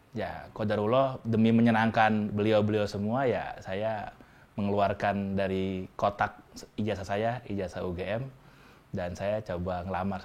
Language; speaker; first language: Indonesian; native; Indonesian